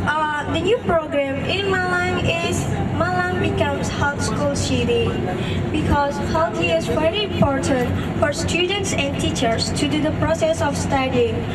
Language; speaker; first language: English; non-native, learner; Indonesian